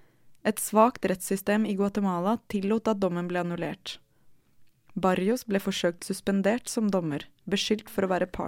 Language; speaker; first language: Norwegian; native; Norwegian